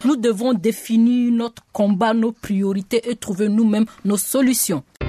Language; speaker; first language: French; non-native, local second language; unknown